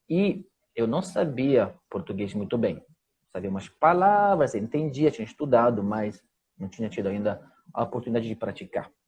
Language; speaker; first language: Portuguese; non-native, fluent; Italian